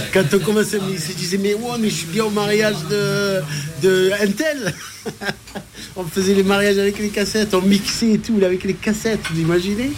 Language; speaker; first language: French; early bilingual, other home language; Arabic